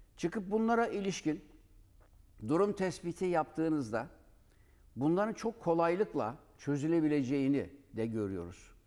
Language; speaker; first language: Turkish; native; Turkish